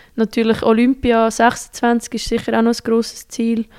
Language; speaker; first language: German; native; German